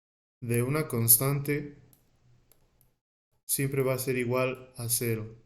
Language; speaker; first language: Spanish; native; Spanish